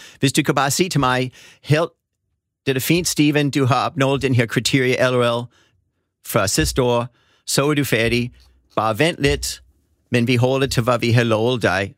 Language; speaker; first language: Danish; non-native, fluent; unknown